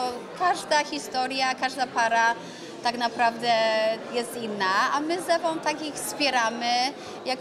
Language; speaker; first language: Polish; early bilingual, other home language; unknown